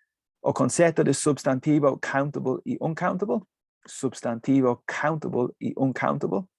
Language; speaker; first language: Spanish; non-native, fluent; English